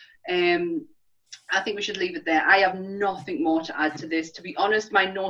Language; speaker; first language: English; native; English